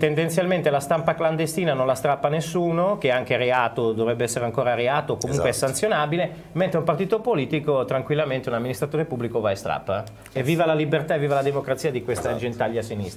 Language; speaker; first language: Italian; native; Italian